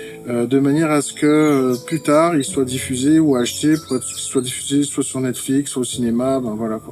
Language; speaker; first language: French; native; French